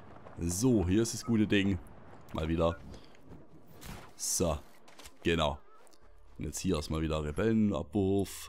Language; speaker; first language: German; native; German